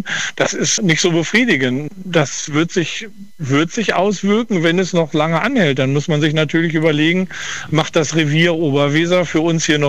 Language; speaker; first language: German; native; German